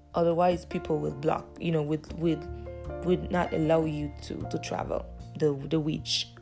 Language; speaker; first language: English; early bilingual, other home language; Lingala